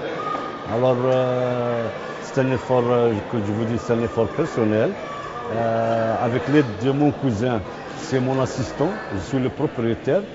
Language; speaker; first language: French; non-native, local second language; Arabic